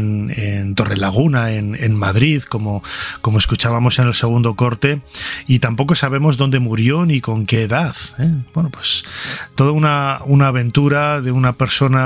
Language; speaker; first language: Spanish; native; Spanish